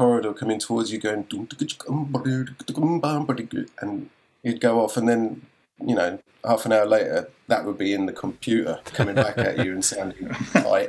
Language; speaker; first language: English; native; English